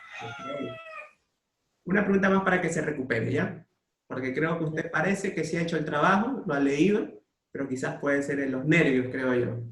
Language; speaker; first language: Spanish; native; Spanish